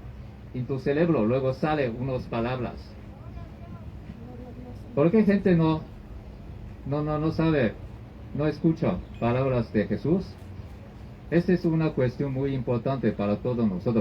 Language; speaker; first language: Spanish; non-native, learner; Chinese